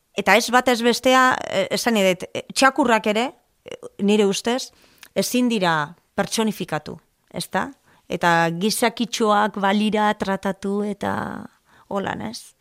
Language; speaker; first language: Basque; non-native, local second language; Spanish